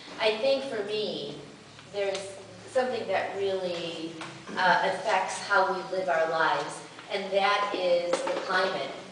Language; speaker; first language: English; native; English